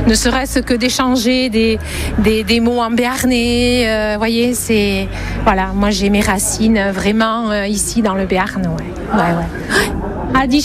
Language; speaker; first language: French; native; French